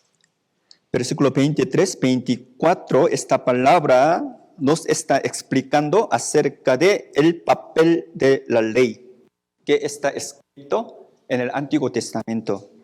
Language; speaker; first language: Spanish; non-native, fluent; Korean